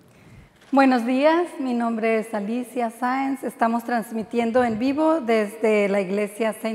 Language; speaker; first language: Spanish; native; Spanish